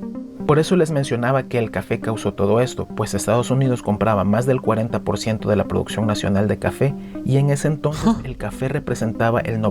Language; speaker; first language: Spanish; native; Spanish